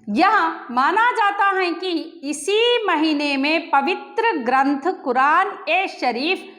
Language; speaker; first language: Hindi; non-native, local second language; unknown